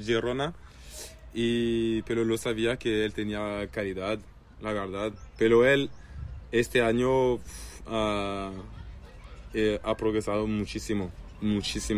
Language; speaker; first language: Spanish; non-native, learner; French